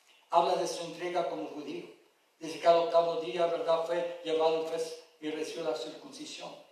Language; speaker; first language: Spanish; early bilingual, heritage; Spanish